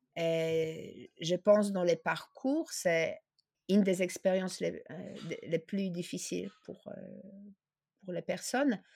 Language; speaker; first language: French; non-native, fluent; Polish